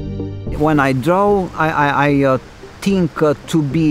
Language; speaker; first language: English; non-native, fluent; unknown